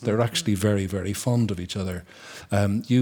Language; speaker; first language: English; native; English